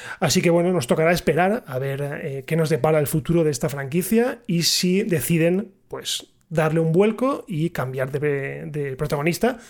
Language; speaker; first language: Spanish; native; Spanish